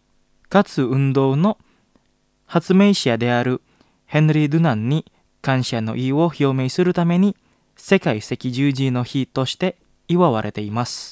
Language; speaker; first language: Japanese; non-native, fluent; Indonesian